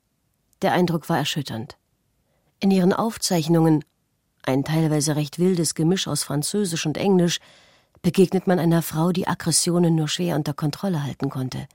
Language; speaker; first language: German; native; German